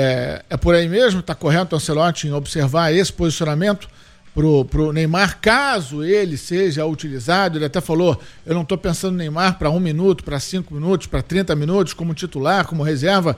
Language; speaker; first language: Portuguese; native; Portuguese